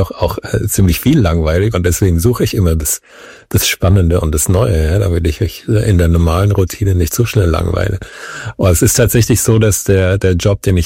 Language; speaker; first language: German; native; German